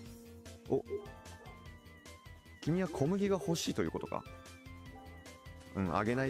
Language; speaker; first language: Japanese; native; Japanese